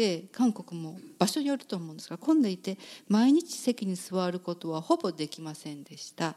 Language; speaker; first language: Japanese; native; Japanese